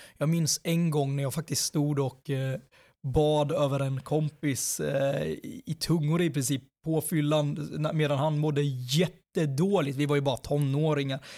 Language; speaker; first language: Swedish; early bilingual, other home language; Persian